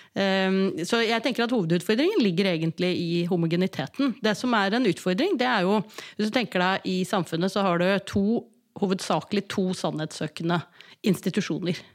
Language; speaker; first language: Norwegian; native; Norwegian